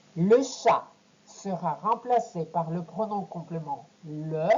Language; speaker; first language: French; non-native, fluent; Ukrainian